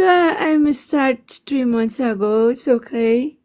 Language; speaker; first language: English; non-native, learner; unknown